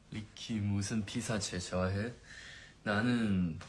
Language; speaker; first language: Korean; non-native, fluent; Chinese